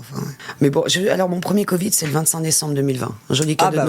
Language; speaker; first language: French; native; French